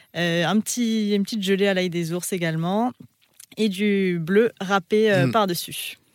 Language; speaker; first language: French; native; French